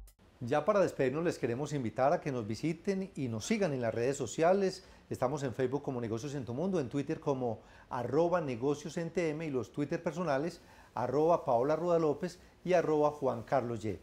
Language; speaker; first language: Spanish; native; Spanish